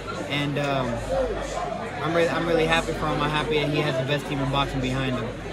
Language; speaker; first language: English; early bilingual, other home language; Spanish